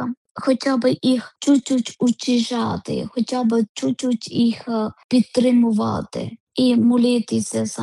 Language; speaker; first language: Ukrainian; non-native, learner; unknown